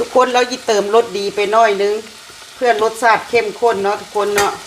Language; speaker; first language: Thai; non-native, local second language; Lao